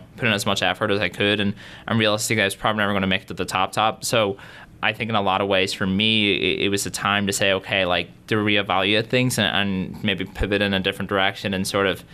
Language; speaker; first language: English; native; English